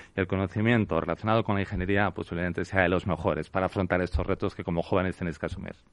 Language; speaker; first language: Spanish; native; Spanish